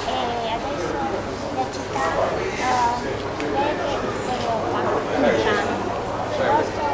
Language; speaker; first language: Italian; non-native, learner; Slovenian